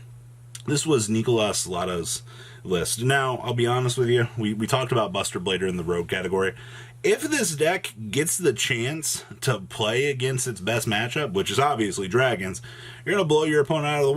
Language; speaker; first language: English; native; English